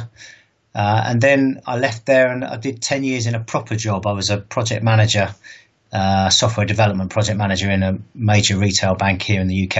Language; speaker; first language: English; native; English